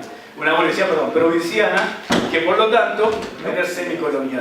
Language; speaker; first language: Spanish; native; Spanish